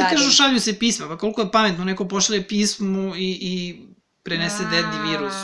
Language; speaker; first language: Serbian; native; Serbian